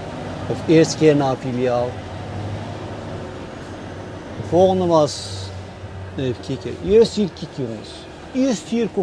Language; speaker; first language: Dutch; non-native, fluent; Turkish